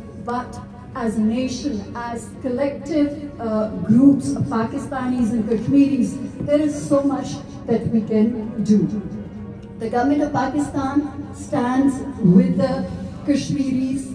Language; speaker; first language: English; non-native, local second language; Urdu